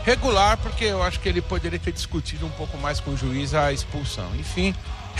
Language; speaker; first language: Portuguese; native; Portuguese